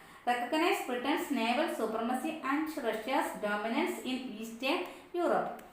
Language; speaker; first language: English; non-native, local second language; Malayalam